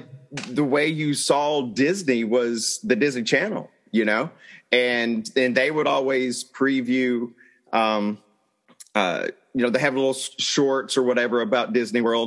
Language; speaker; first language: English; native; English